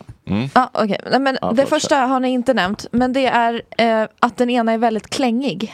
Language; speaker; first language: Swedish; native; Swedish